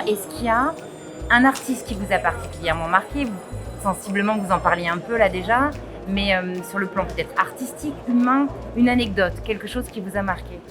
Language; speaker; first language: French; native; French